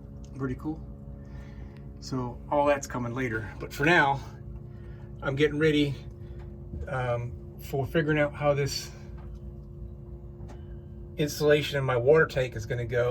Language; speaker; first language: English; native; English